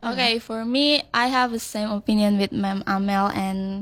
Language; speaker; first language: English; non-native, learner; Indonesian